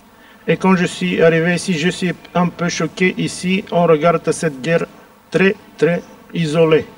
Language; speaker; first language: French; non-native, fluent; Bulgarian